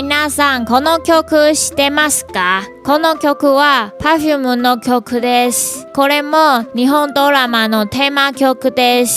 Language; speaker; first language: Japanese; non-native, learner; Chinese